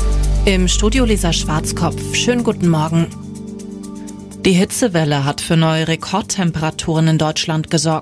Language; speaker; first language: German; native; German